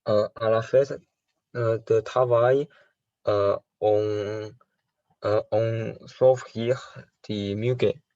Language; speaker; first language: French; non-native, learner; Chinese